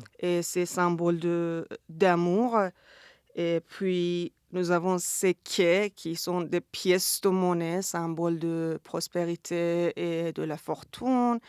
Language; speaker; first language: French; non-native, fluent; Persian